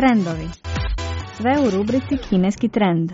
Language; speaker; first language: Croatian; native; Croatian